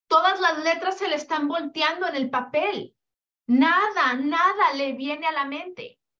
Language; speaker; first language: Spanish; early bilingual, heritage; Spanish